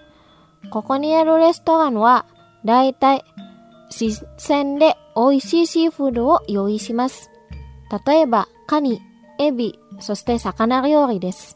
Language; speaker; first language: Japanese; non-native, fluent; Indonesian